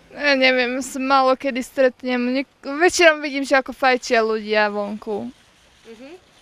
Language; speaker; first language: Slovak; native; Slovak